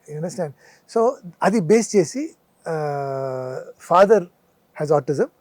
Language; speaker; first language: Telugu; non-native, local second language; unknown